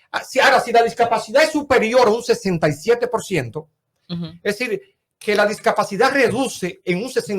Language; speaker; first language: Spanish; native; Spanish